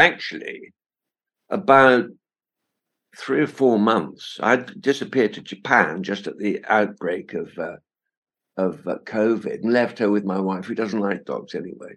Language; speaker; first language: English; native; English